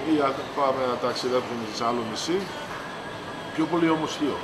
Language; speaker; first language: Greek; early bilingual, heritage; Greek